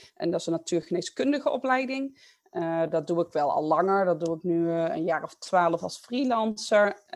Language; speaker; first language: Dutch; native; Dutch